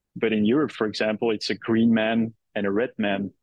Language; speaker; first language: English; non-native, fluent; Dutch